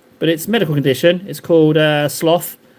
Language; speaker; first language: English; native; English